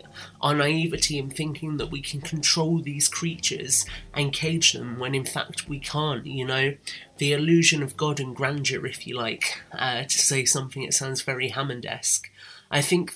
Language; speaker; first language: English; non-native, fluent; German